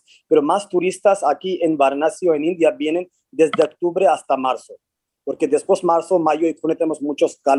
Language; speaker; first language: Spanish; non-native, fluent; Hindi